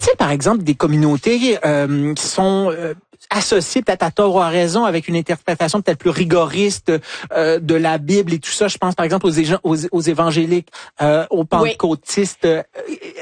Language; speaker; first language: French; native; French